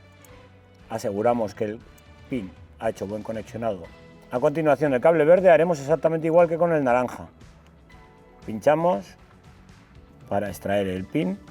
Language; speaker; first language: Spanish; native; Spanish